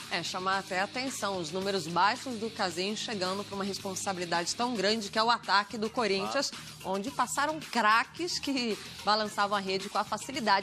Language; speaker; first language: Portuguese; native; Portuguese